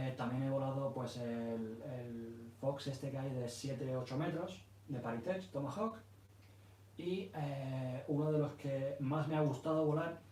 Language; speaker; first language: Spanish; early bilingual, other home language; English